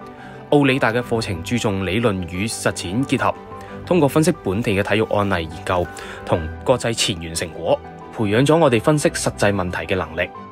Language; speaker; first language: Cantonese; native; Cantonese